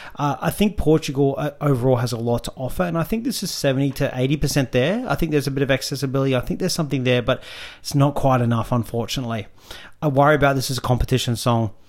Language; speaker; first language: English; native; English